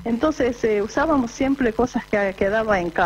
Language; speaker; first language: Spanish; non-native, fluent; Japanese